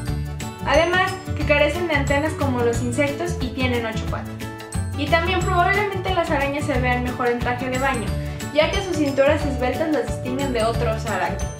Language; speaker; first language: Spanish; native; Spanish